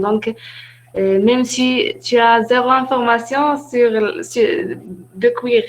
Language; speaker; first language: French; non-native, learner; Arabic